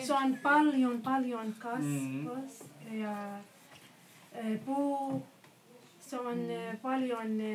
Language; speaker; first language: Finnish; non-native, learner; Arabic